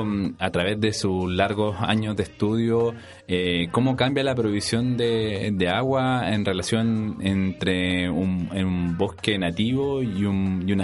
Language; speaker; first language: Spanish; native; Spanish